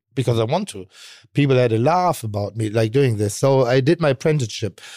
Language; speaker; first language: English; non-native, fluent; German